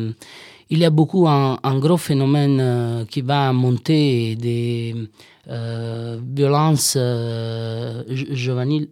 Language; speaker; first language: French; non-native, learner; Italian